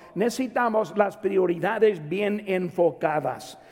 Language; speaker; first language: Spanish; native; Spanish